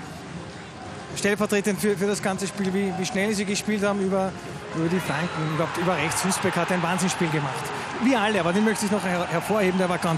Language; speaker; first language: German; native; German